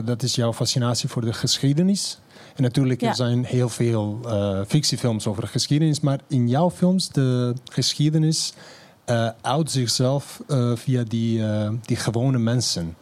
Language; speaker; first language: Dutch; non-native, fluent; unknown